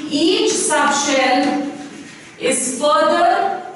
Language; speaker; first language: English; non-native, local second language; Hindi